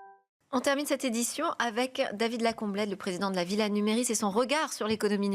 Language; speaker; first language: French; native; French